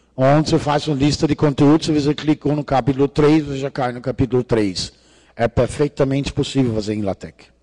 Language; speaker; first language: Portuguese; non-native, fluent; Danish